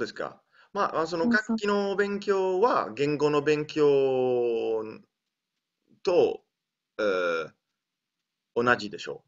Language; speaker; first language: Japanese; non-native, learner; Italian